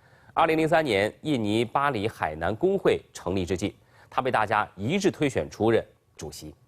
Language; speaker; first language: Chinese; native; Chinese